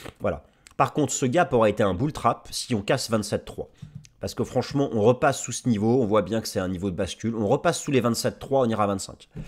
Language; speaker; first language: French; native; French